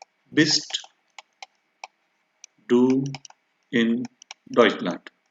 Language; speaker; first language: German; non-native, fluent; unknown